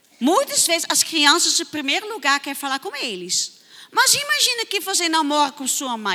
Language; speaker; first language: Portuguese; non-native, fluent; Dutch